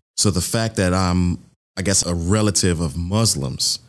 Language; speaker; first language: English; early bilingual, other home language; Yoruba